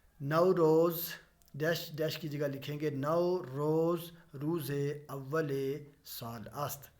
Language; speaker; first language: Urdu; non-native, local second language; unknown